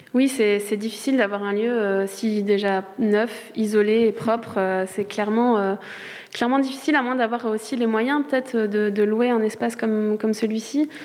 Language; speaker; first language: French; native; French